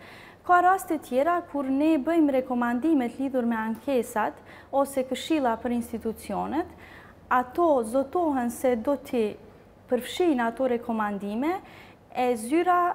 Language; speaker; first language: Albanian; native; Albanian